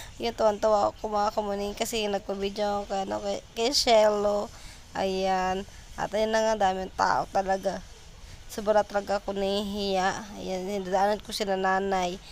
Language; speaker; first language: Filipino; native; Filipino